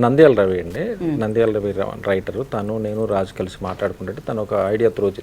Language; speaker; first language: Telugu; native; Telugu